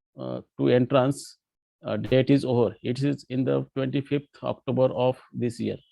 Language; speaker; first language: English; non-native, local second language; Marathi